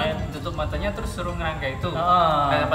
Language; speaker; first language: Indonesian; native; Indonesian